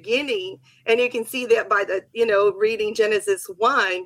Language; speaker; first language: English; non-native, fluent; Portuguese